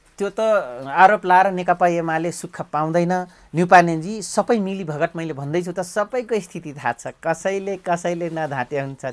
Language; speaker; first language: Nepali; non-native, local second language; Dangaura Tharu